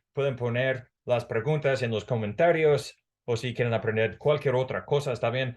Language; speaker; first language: Spanish; non-native, fluent; English